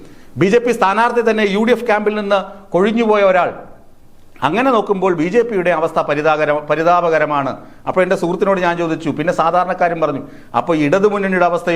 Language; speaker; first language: Malayalam; native; Malayalam